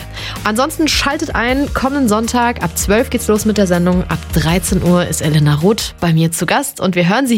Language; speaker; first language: German; native; German